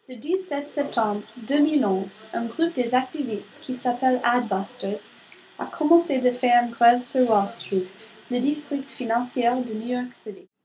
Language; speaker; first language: French; non-native, learner; English